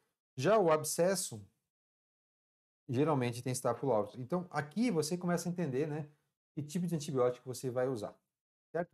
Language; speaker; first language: Portuguese; native; Portuguese